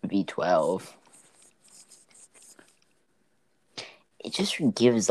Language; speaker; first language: English; native; English